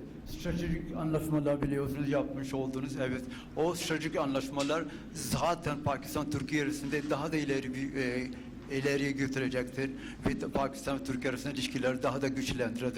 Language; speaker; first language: Turkish; non-native, fluent; Urdu